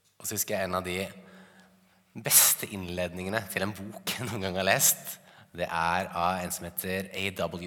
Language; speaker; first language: Norwegian; native; Norwegian